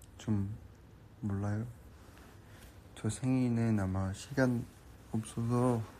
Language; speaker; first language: Korean; non-native, learner; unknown